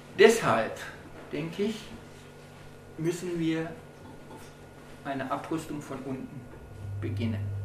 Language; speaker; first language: German; native; German